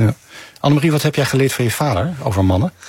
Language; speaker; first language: Dutch; native; Dutch